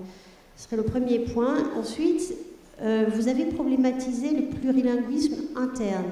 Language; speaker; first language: French; non-native, fluent; German